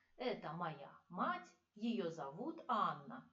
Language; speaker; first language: Russian; non-native, fluent; Turkish